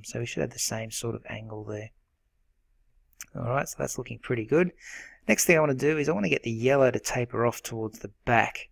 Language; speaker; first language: English; native; English